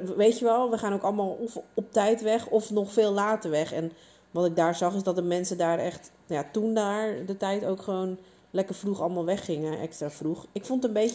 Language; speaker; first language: Dutch; native; Dutch